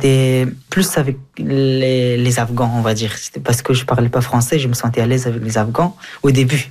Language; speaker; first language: French; early bilingual, other home language; Persian